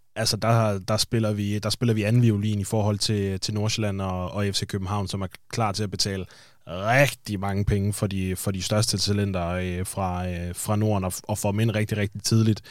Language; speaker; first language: Danish; native; Danish